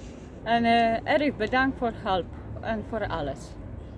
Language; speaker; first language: Dutch; non-native, learner; Polish